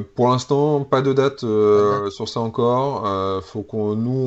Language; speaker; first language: French; native; French